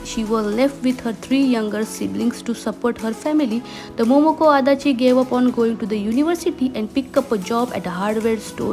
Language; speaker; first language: English; non-native, fluent; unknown